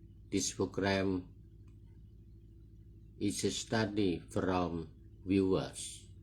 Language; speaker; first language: English; non-native, learner; Thai